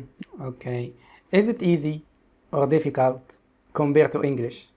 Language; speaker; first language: English; non-native, local second language; Arabic